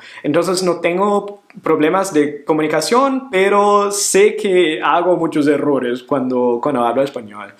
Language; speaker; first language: Spanish; non-native, fluent; Portuguese